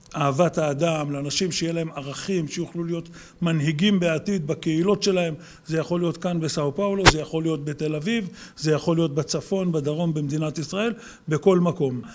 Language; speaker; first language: Hebrew; native; Hebrew